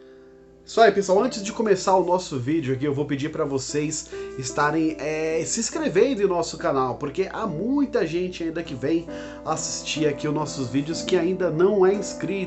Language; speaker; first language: Portuguese; native; Portuguese